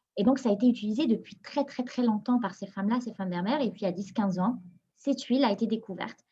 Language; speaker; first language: French; non-native, local second language; Arabic